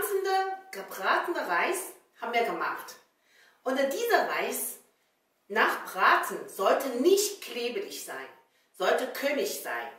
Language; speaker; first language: German; non-native, learner; Chinese